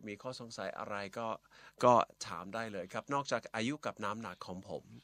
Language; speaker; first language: Thai; non-native, fluent; English